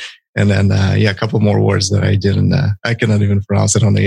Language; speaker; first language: English; non-native, fluent; Ukrainian